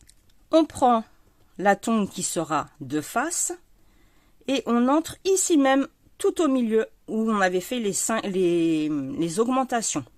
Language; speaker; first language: French; native; French